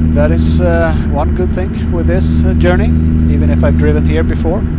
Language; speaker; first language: English; non-native, fluent; Swedish